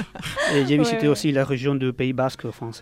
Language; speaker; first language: French; early bilingual, heritage; Spanish